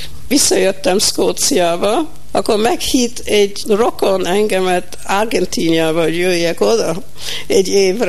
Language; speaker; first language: Hungarian; early bilingual, heritage; Hungarian